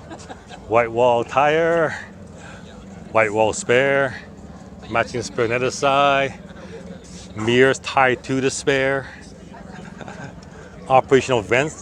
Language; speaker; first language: English; native; English